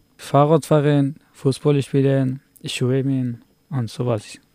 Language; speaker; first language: German; non-native, learner; Persian